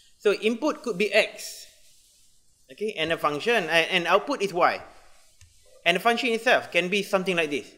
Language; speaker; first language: English; non-native, local second language; Malay